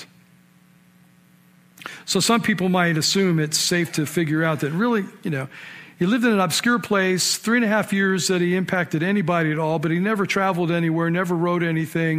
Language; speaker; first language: English; native; English